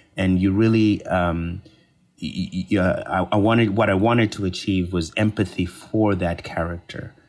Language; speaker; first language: English; non-native, local second language; Bemba